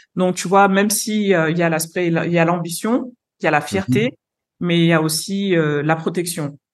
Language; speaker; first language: French; native; French